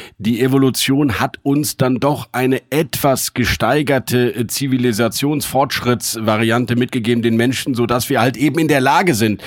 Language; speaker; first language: German; native; German